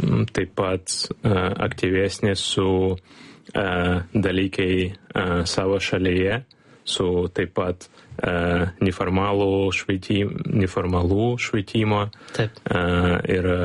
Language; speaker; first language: Lithuanian; non-native, learner; Ukrainian